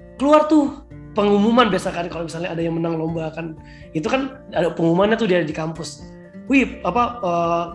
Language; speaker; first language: Indonesian; native; Indonesian